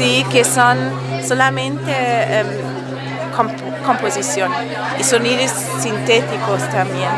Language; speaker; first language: Spanish; non-native, fluent; German